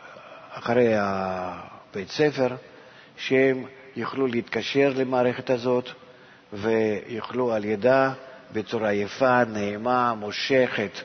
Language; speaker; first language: Hebrew; non-native, fluent; Russian